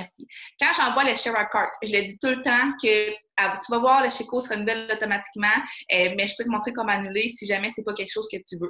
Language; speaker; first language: French; native; French